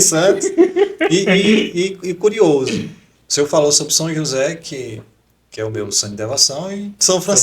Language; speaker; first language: Portuguese; native; Portuguese